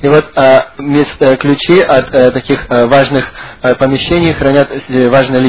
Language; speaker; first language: Russian; native; Russian